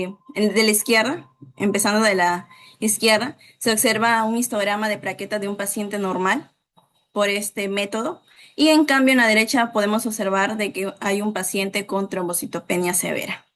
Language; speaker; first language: Spanish; native; Spanish